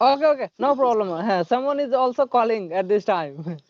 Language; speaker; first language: English; non-native, learner; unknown